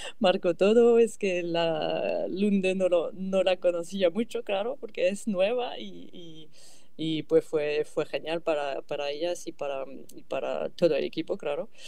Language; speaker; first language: Spanish; non-native, fluent; French